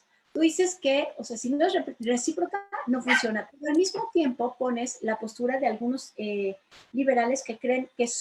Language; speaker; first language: Spanish; native; Spanish